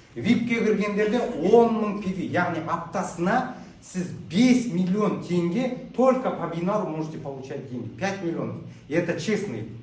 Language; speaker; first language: Russian; non-native, local second language; Kazakh